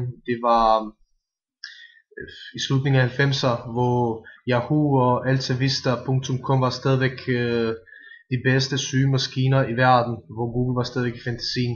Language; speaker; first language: Danish; non-native, fluent; Bosnian